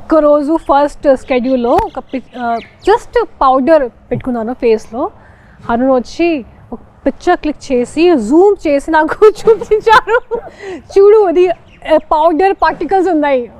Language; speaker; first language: Telugu; non-native, fluent; Hindi